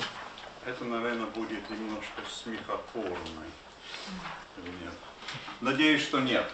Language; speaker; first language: Russian; non-native, fluent; English